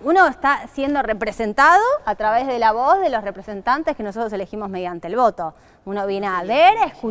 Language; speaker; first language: Spanish; native; Spanish